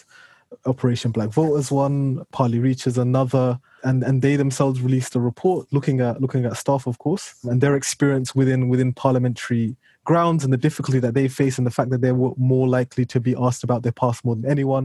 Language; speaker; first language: English; native; English